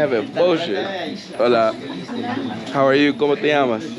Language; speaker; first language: Spanish; non-native, learner; English